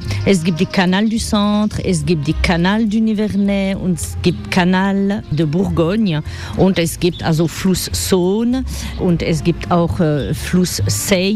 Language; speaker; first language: German; non-native, fluent; French